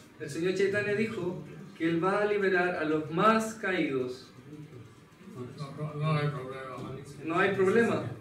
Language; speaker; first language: Spanish; non-native, learner; English